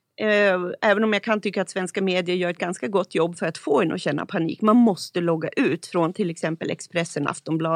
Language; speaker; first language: Swedish; native; Swedish